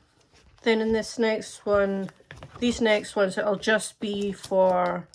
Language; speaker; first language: English; native; English